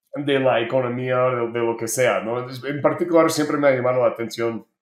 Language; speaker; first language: Spanish; non-native, fluent; English